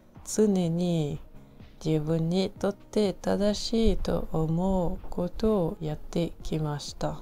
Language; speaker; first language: Japanese; non-native, learner; French